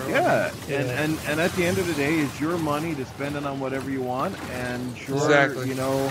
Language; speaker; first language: English; native; English